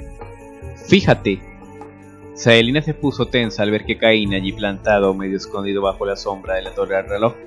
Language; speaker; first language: Spanish; native; Spanish